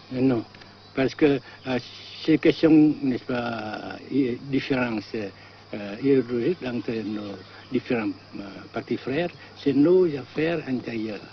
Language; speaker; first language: French; non-native, fluent; Vietnamese